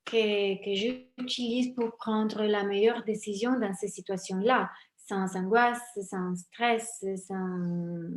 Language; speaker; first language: French; non-native, fluent; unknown